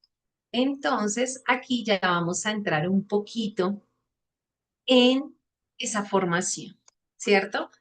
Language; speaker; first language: Spanish; native; Spanish